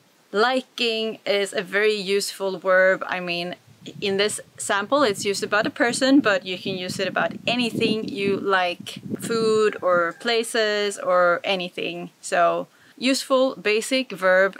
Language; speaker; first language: English; non-native, fluent; Swedish